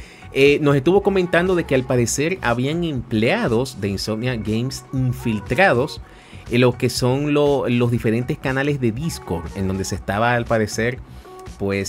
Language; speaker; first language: Spanish; native; Spanish